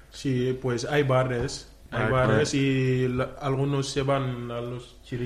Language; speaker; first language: Spanish; non-native, fluent; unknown